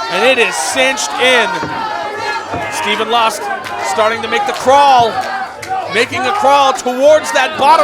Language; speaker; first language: English; native; English